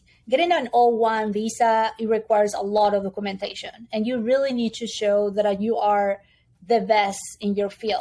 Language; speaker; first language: English; non-native, fluent; Spanish